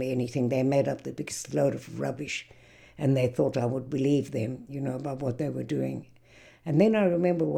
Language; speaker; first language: English; native; English